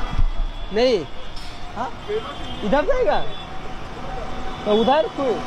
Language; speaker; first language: Hindi; non-native, learner; Bangla